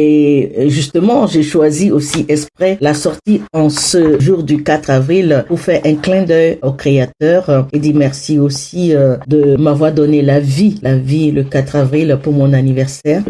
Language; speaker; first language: French; non-native, local second language; Hausa